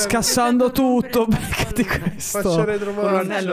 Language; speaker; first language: Italian; native; Italian